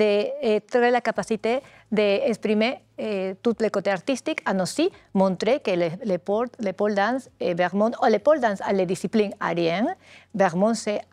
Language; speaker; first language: French; non-native, learner; Spanish